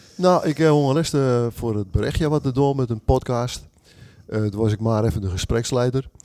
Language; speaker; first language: Dutch; native; Dutch